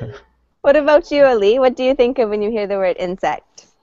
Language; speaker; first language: English; native; English